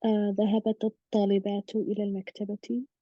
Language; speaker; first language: Arabic; non-native, learner; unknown